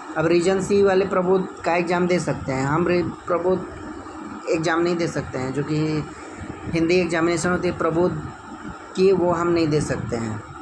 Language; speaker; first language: Hindi; native; Hindi